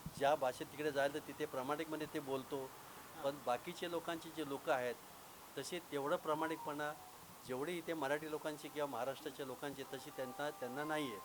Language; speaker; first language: Marathi; non-native, local second language; Urdu